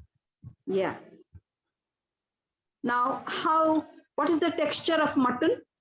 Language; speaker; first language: English; non-native, local second language; Odia